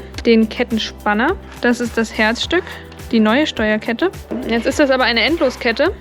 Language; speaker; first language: German; native; German